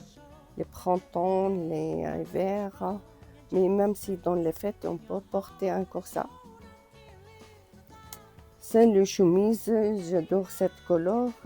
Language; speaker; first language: French; non-native, learner; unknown